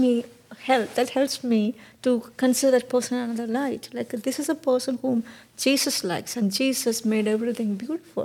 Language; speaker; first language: English; non-native, local second language; Malayalam